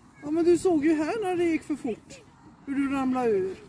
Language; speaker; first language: Swedish; native; Swedish